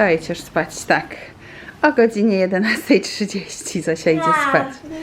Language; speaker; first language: Polish; native; Polish